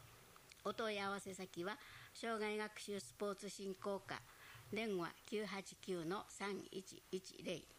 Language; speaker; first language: Japanese; native; Japanese